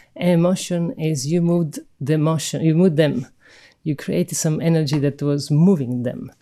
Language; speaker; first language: English; non-native, fluent; Italian